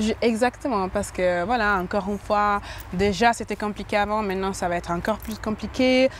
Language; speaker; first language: French; non-native, fluent; Italian